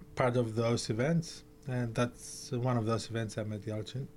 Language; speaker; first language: English; early bilingual, other home language; Greek